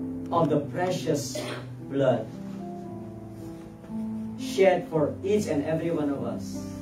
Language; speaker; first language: English; non-native, fluent; Indonesian